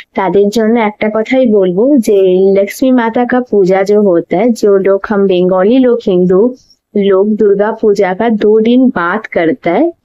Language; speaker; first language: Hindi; non-native, local second language; Bangla